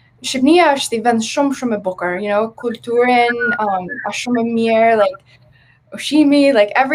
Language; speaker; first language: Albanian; early bilingual, heritage; Albanian